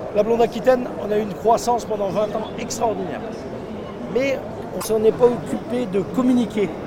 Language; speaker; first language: French; native; French